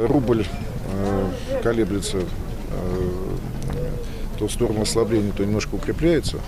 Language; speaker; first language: Russian; native; Russian